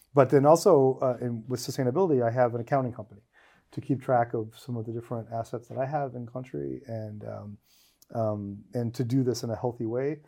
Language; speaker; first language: English; native; English